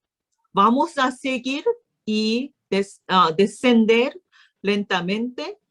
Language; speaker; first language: Spanish; non-native, learner; Korean